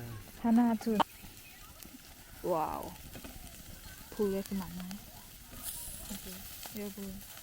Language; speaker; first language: Korean; non-native, learner; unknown